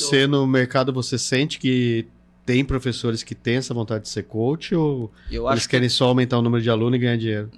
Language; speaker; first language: Portuguese; native; Portuguese